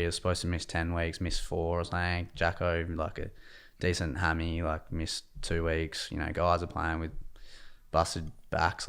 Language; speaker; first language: English; native; English